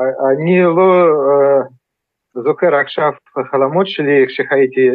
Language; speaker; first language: Hebrew; non-native, learner; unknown